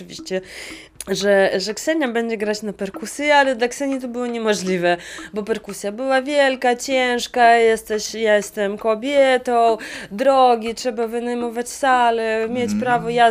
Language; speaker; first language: Polish; non-native, fluent; Russian